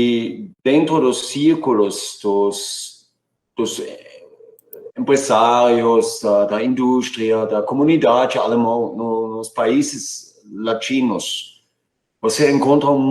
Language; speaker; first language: Portuguese; non-native, fluent; German